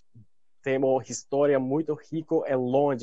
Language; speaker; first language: Portuguese; non-native, learner; Turkish